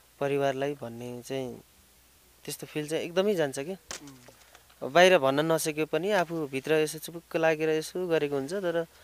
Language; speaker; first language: Nepali; native; Nepali